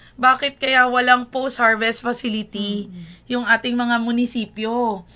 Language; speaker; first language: Filipino; non-native, local second language; Hiligaynon